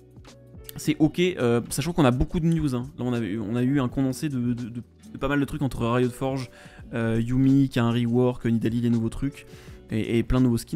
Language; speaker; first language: French; native; French